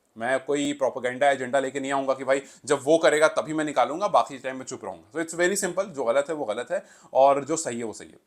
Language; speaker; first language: Hindi; native; Hindi